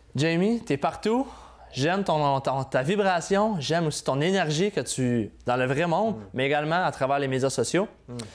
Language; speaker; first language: French; native; French